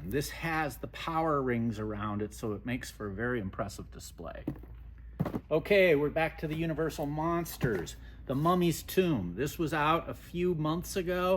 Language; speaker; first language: English; native; English